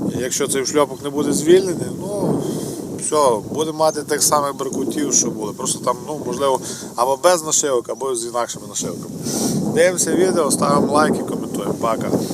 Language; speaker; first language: Ukrainian; native; Ukrainian